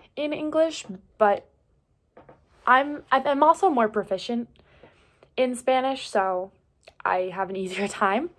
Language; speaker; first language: English; native; English